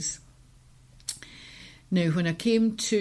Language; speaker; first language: English; native; English